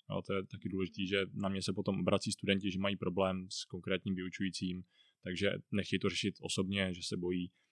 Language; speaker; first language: Czech; native; Czech